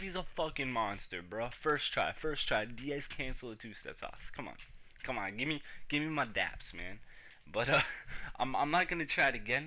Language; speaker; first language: English; native; English